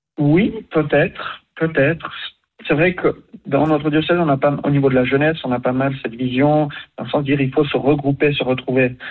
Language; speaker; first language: French; native; French